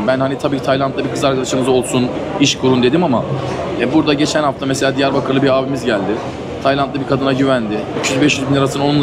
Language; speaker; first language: Turkish; native; Turkish